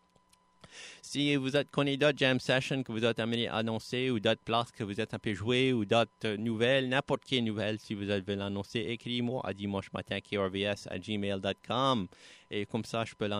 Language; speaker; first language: French; native; French